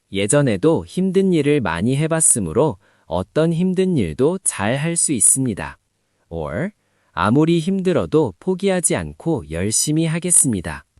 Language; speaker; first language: Korean; non-native, learner; Nepali